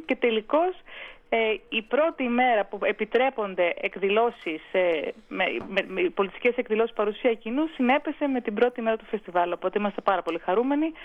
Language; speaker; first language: Greek; native; Greek